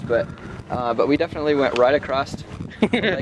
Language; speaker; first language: English; native; English